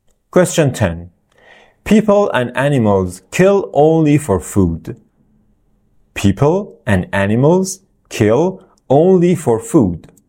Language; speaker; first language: English; non-native, fluent; Persian